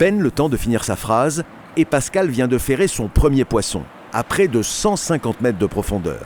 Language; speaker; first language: French; native; French